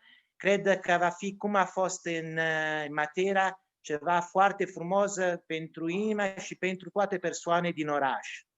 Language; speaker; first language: Romanian; non-native, learner; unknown